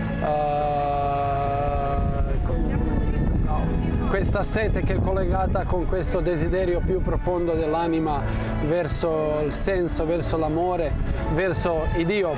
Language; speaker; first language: Italian; non-native, fluent; Croatian